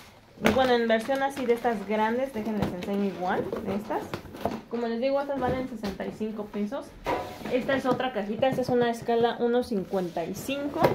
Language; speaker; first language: Spanish; native; Spanish